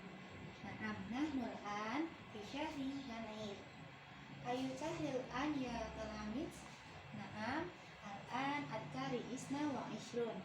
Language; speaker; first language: Arabic; non-native, learner; Indonesian